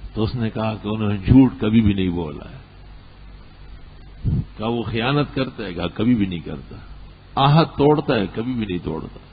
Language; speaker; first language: Urdu; non-native, local second language; Pashto